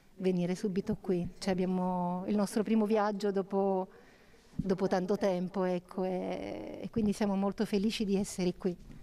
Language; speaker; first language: Italian; native; Italian